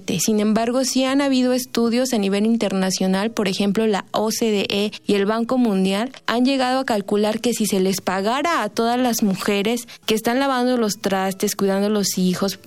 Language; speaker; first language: Spanish; native; Spanish